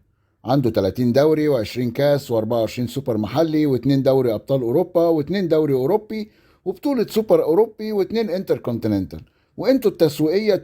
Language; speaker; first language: Arabic; native; Arabic